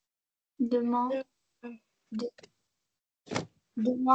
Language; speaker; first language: French; non-native, learner; Arabic